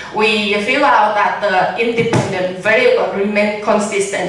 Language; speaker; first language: English; non-native, learner; Vietnamese